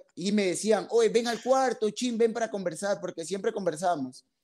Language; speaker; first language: Spanish; native; Spanish